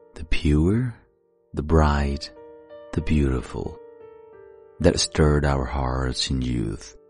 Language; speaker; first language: English; non-native, fluent; Chinese